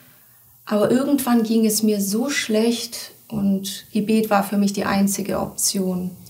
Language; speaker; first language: German; early bilingual, other home language; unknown